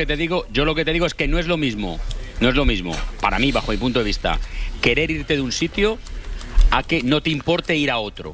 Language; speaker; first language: Spanish; native; Spanish